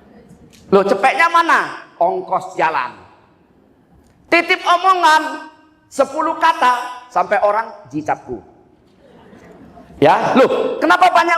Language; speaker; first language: Indonesian; native; Indonesian